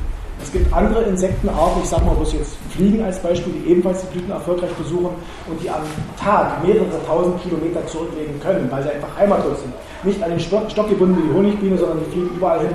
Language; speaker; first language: German; native; German